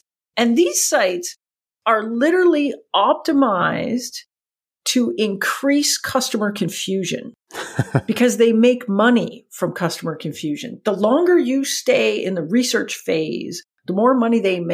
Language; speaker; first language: English; native; English